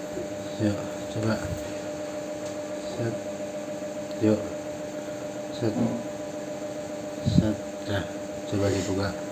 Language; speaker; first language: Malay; non-native, local second language; Javanese